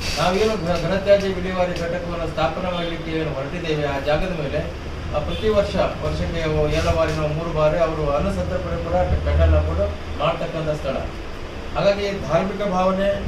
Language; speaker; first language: Kannada; native; Kannada